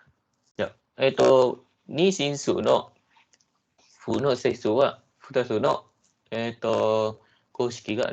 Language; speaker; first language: Japanese; non-native, fluent; Malay